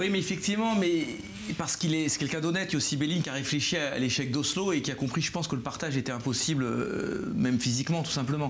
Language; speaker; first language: French; native; French